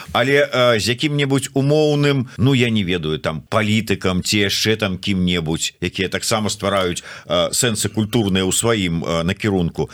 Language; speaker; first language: Belarusian; native; Belarusian